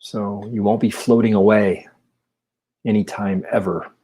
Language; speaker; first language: English; native; English